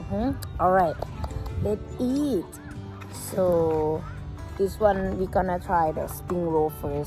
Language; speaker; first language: English; non-native, learner; Thai